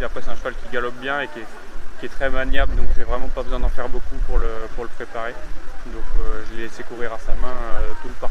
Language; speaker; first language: French; native; French